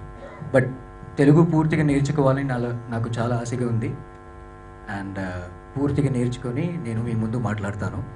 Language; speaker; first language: Telugu; non-native, learner; Hindi